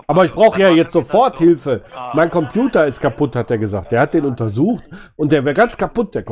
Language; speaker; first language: German; native; German